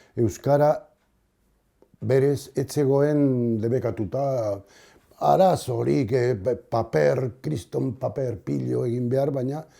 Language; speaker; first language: Basque; non-native, local second language; Spanish